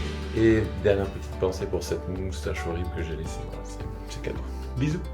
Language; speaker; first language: French; native; French